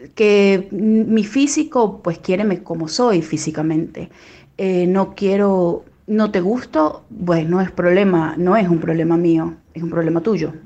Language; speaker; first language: Spanish; native; Spanish